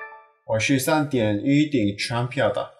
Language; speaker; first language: Chinese; non-native, learner; Korean